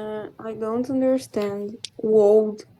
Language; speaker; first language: English; non-native, learner; Portuguese